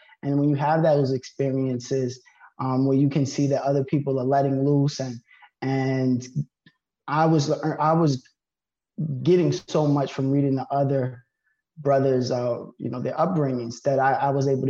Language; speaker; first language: English; native; English